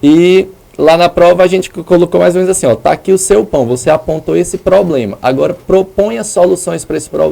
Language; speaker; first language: Portuguese; native; Portuguese